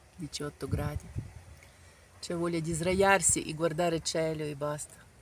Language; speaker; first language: Italian; non-native, fluent; Ukrainian